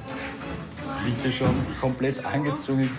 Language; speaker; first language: German; native; German